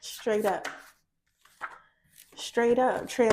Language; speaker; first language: English; native; English